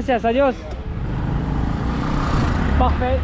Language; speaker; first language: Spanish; non-native, learner; French